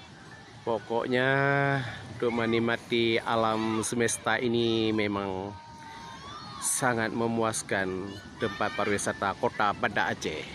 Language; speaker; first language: Indonesian; non-native, local second language; Achinese